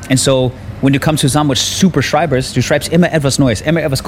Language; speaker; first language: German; non-native, learner; English